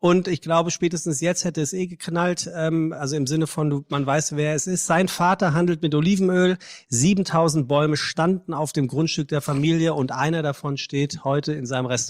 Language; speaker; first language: German; native; German